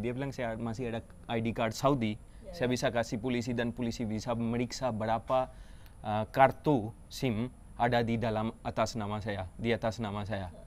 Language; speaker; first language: Indonesian; non-native, fluent; Urdu